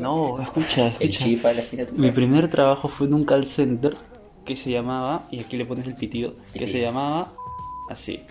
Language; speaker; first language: Spanish; native; Spanish